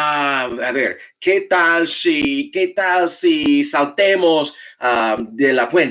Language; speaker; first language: Spanish; non-native, fluent; English